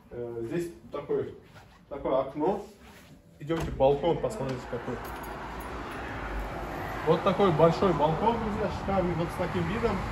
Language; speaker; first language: Russian; non-native, fluent; Turkish